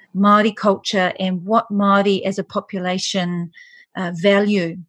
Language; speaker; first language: English; native; English